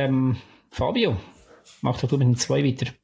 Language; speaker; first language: German; native; German